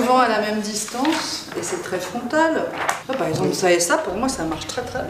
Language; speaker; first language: French; native; French